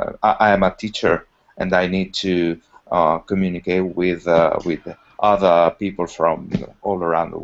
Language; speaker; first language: English; non-native, learner; Italian